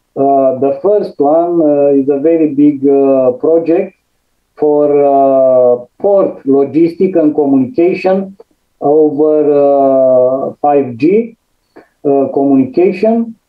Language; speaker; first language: English; non-native, fluent; Romanian